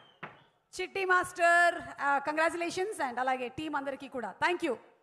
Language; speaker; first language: Telugu; native; Telugu